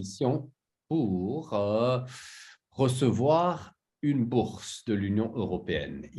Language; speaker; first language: French; native; French